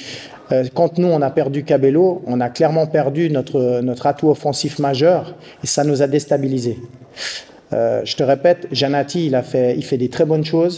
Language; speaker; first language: French; native; French